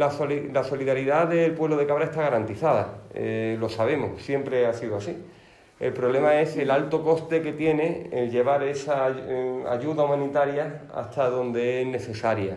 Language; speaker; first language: Spanish; native; Spanish